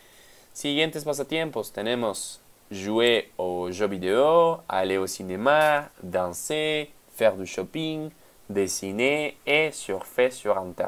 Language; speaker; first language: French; non-native, fluent; Spanish